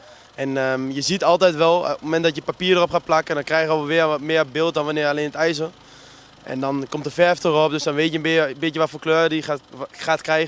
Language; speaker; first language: Dutch; native; Dutch